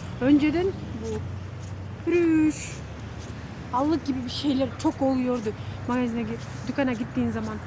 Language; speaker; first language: Turkish; non-native, learner; Kyrgyz